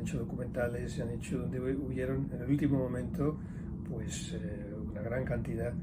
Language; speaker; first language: Spanish; native; Spanish